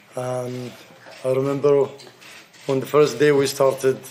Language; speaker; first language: English; non-native, fluent; Arabic